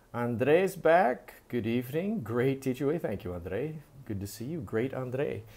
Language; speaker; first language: Portuguese; non-native, fluent; English